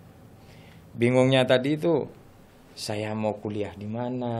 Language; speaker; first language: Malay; non-native, local second language; Madurese